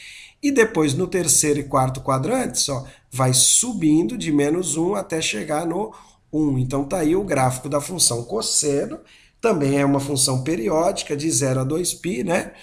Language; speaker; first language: Portuguese; native; Portuguese